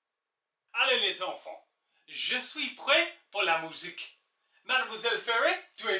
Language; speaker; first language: French; non-native, fluent; English